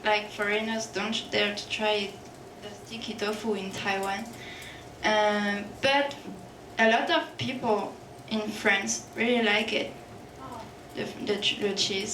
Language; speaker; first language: English; non-native, fluent; French